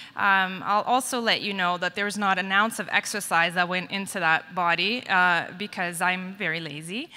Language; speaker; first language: English; native; English